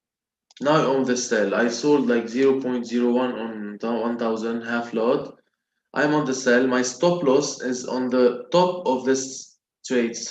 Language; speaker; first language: English; non-native, local second language; Arabic